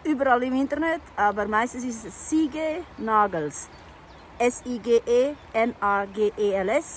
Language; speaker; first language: German; non-native, fluent; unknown